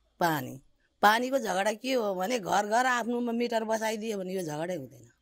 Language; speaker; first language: Nepali; non-native, local second language; Maithili